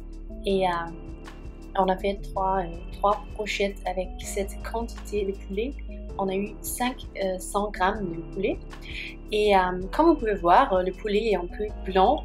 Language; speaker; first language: French; non-native, fluent; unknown